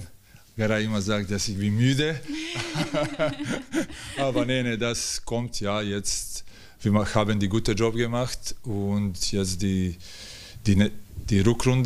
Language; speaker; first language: German; non-native, learner; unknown